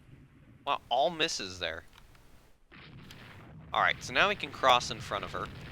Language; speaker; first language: English; native; English